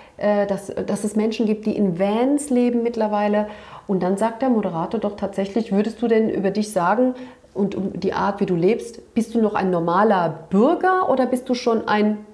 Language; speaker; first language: German; early bilingual, other home language; Turkish